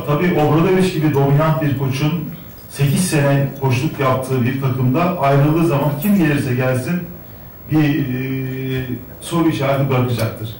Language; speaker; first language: Turkish; native; Turkish